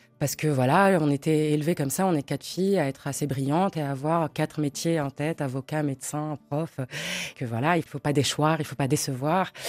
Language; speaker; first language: French; non-native, local second language; Arabic